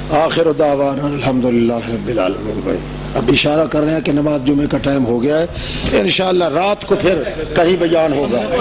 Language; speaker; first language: Urdu; non-native, local second language; Saraiki